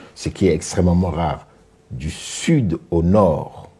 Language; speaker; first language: French; non-native, local second language; Sango